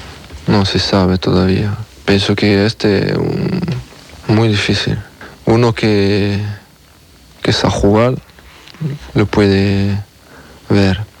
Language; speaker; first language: Spanish; non-native, learner; French